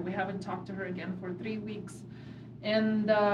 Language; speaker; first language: English; non-native, fluent; Russian